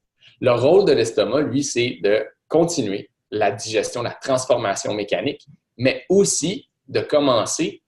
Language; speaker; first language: French; native; French